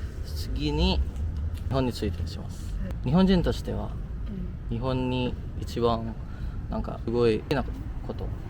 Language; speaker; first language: Japanese; non-native, learner; Filipino